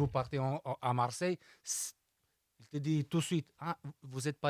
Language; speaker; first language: French; non-native, fluent; Romanian